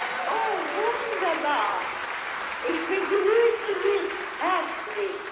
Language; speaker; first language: German; non-native, local second language; Hungarian